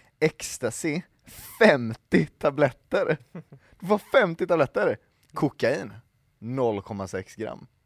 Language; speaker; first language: Swedish; native; Swedish